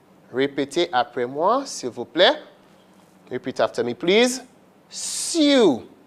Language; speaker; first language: French; non-native, fluent; English